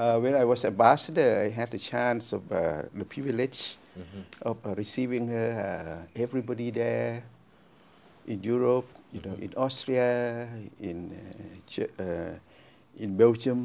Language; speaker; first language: English; non-native, fluent; Thai